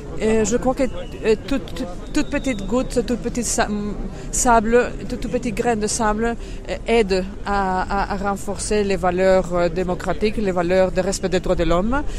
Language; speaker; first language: French; non-native, fluent; Spanish